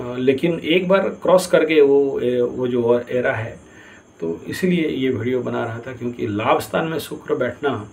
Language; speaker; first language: Hindi; non-native, local second language; Odia